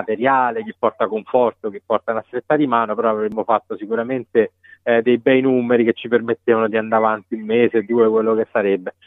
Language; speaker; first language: Italian; native; Italian